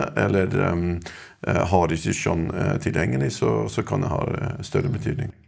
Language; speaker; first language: Norwegian; non-native, fluent; English